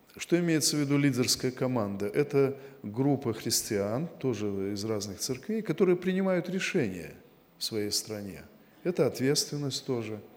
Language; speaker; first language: Russian; native; Russian